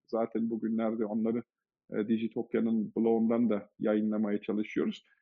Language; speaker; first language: Turkish; early bilingual, heritage; Turkish